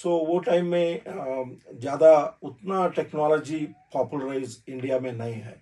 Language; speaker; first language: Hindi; non-native, learner; Telugu